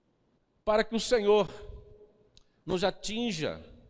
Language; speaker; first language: Portuguese; native; Portuguese